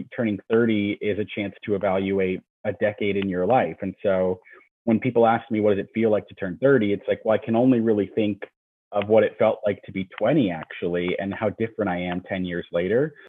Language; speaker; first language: English; native; English